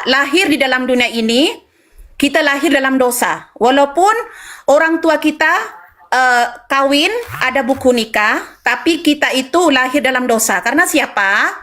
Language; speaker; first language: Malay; non-native, local second language; Madurese